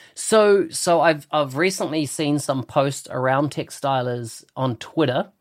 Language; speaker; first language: English; native; English